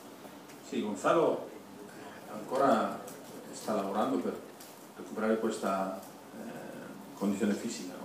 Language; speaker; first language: Italian; non-native, fluent; Spanish